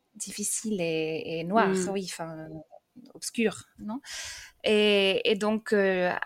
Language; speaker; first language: French; early bilingual, other home language; English